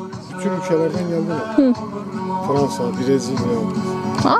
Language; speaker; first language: Turkish; native; Turkish